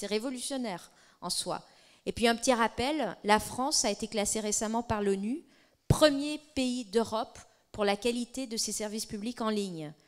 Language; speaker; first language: French; native; French